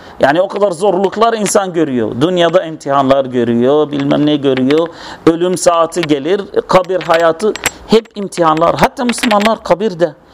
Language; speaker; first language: Turkish; non-native, fluent; Arabic